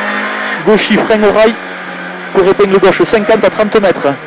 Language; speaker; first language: French; native; French